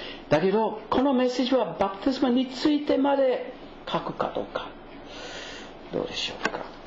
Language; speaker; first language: Japanese; non-native, fluent; English